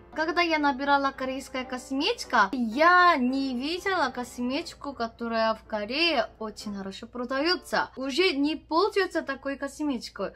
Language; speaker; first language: Russian; non-native, learner; Korean